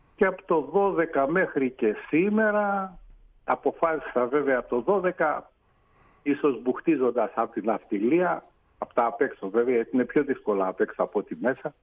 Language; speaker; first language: Greek; native; Greek